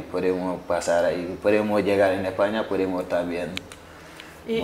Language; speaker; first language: Spanish; non-native, learner; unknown